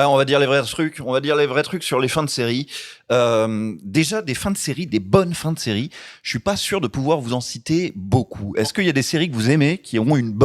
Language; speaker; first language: French; native; French